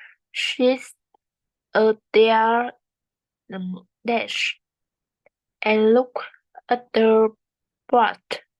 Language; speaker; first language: English; non-native, learner; Vietnamese